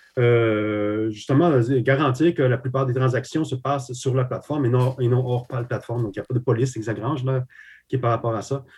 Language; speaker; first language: French; early bilingual, other home language; Slovak